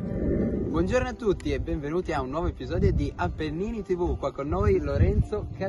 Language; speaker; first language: Italian; native; Italian